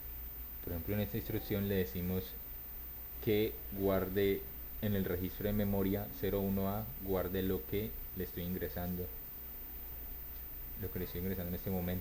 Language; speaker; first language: Spanish; native; Spanish